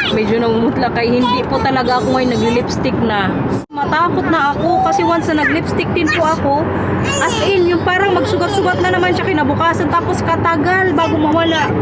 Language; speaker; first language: Filipino; non-native, local second language; Waray